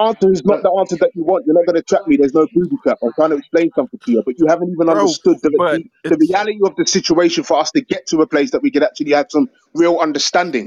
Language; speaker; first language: English; native; English